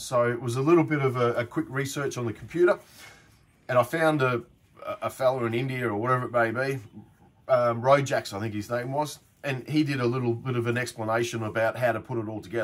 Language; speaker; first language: English; native; English